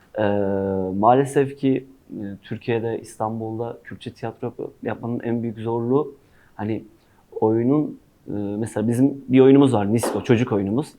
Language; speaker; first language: Turkish; non-native, local second language; Kurdish